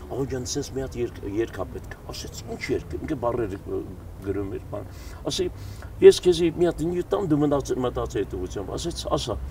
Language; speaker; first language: Armenian; native; Armenian